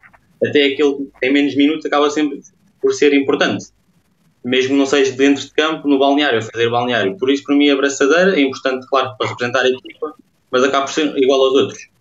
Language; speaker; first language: Portuguese; native; Portuguese